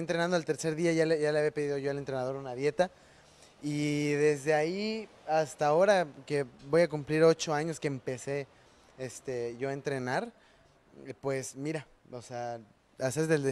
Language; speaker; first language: Spanish; native; Spanish